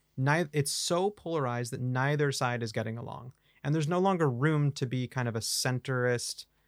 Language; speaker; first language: English; native; English